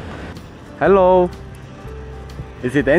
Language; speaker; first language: English; non-native, learner; Korean